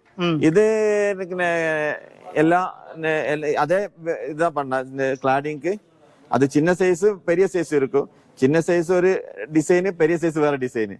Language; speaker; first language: Tamil; non-native, learner; Malayalam